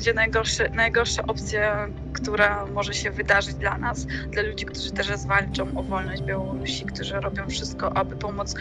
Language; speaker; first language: Polish; non-native, fluent; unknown